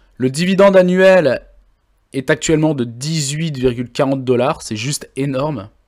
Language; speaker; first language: French; native; French